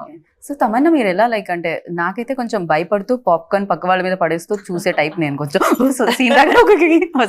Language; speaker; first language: Telugu; native; Telugu